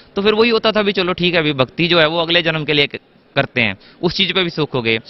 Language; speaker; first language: Hindi; native; Hindi